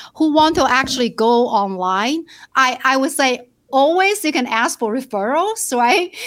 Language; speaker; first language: English; non-native, fluent; Chinese